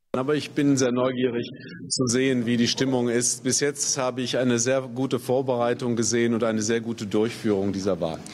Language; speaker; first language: German; native; German